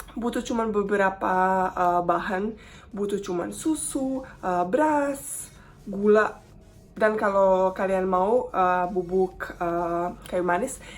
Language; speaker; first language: Indonesian; non-native, fluent; Bosnian